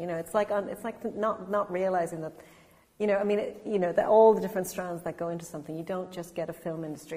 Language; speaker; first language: English; native; English